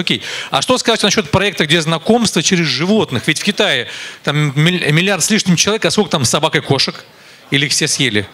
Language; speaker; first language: Russian; native; Russian